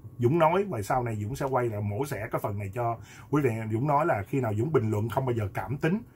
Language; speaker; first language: Vietnamese; native; Vietnamese